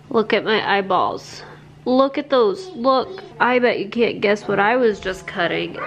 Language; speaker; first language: English; native; English